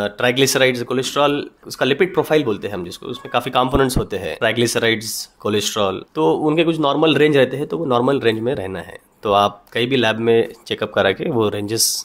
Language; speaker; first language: Hindi; non-native, local second language; Marathi